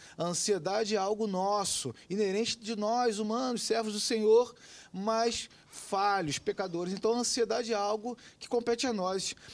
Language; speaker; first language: Portuguese; native; Portuguese